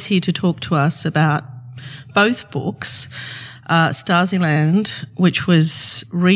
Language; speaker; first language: English; non-native, local second language; Arabic